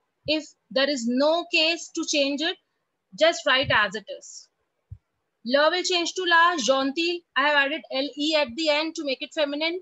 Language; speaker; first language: English; non-native, local second language; Hindi